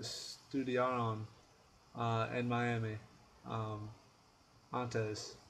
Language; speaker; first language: Spanish; non-native, learner; English